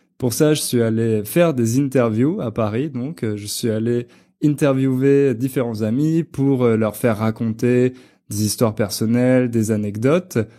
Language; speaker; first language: French; native; French